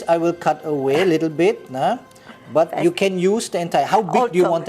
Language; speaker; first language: English; non-native, fluent; Indonesian